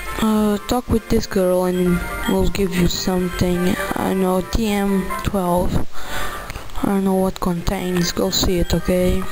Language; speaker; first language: English; non-native, learner; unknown